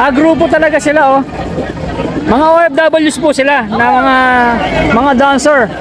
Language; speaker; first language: Filipino; native; Filipino